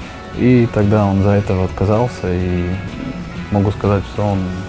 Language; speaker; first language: Russian; non-native, learner; Slovak